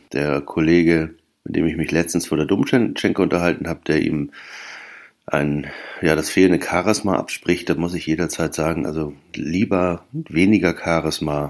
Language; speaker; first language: German; native; German